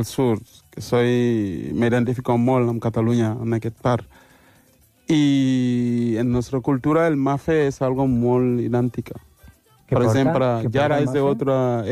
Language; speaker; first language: Catalan; non-native, fluent; Mandingo